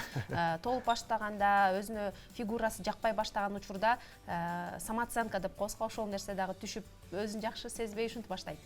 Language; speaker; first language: Kyrgyz; native; Kyrgyz